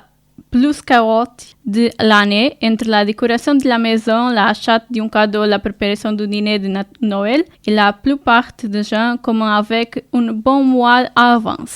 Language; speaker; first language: French; non-native, learner; Portuguese